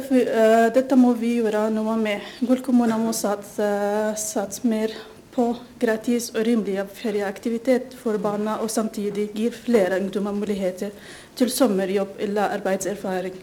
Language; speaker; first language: Norwegian; non-native, fluent; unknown